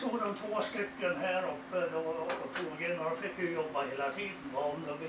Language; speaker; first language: Swedish; native; Swedish